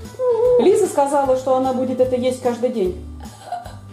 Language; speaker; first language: Russian; native; Russian